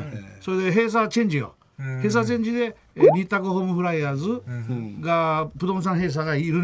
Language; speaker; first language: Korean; non-native, learner; Japanese